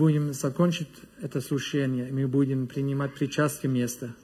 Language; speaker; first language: Russian; non-native, learner; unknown